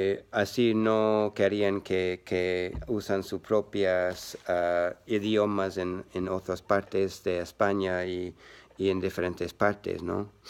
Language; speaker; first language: Spanish; non-native, learner; English